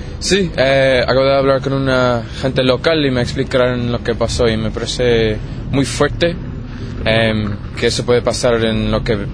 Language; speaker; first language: Spanish; non-native, fluent; English